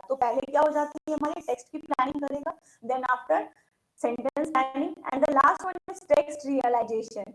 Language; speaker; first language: Hindi; native; Hindi